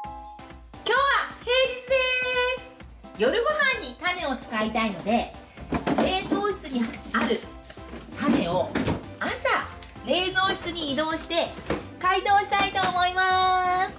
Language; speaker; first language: Japanese; native; Japanese